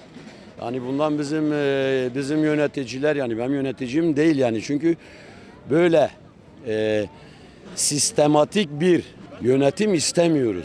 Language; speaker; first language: Turkish; native; Turkish